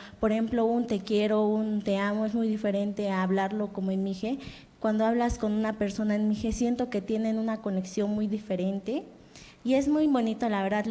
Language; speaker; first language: Spanish; non-native, local second language; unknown